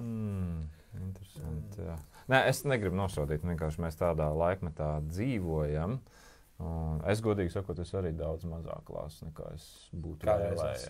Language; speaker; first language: Latvian; native; Latvian